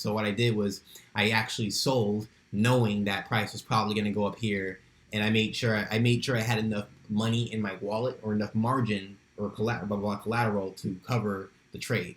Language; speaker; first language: English; native; English